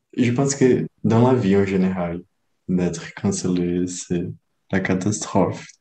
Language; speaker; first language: French; non-native, learner; Portuguese